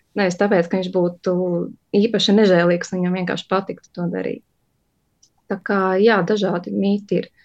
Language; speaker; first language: Latvian; native; Latvian